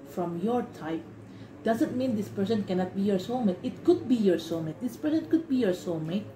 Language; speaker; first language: English; non-native, fluent; Indonesian